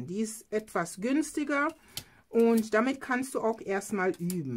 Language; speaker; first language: German; non-native, fluent; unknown